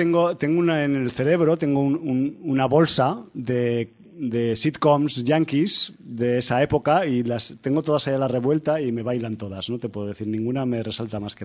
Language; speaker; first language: Spanish; native; Spanish